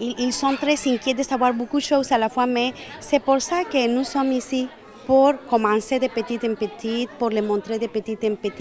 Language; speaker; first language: French; non-native, learner; Spanish